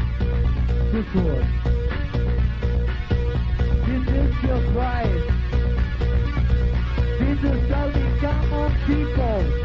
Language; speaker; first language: English; non-native, learner; Italian